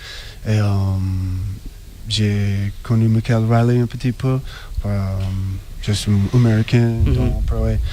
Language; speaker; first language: French; non-native, learner; English